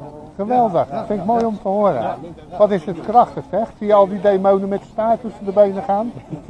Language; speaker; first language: Dutch; native; Dutch